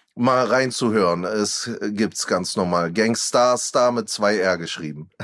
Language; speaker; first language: German; early bilingual, other home language; Turkish